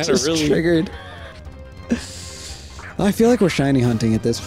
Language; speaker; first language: English; native; English